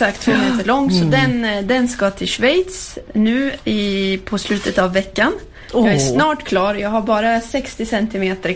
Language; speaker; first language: Swedish; early bilingual, heritage; Swedish